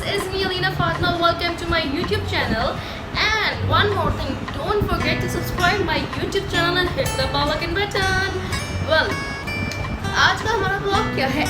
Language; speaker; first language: Urdu; native; Urdu